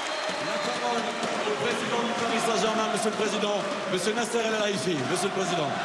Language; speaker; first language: French; native; French